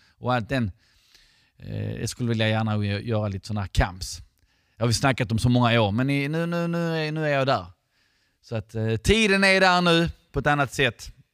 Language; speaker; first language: Swedish; non-native, fluent; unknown